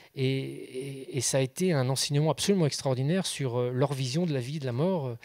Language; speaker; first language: French; native; French